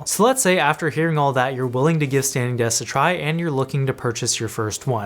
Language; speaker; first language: English; native; English